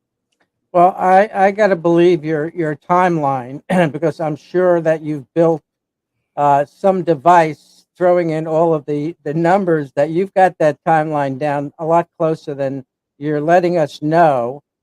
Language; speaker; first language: English; native; English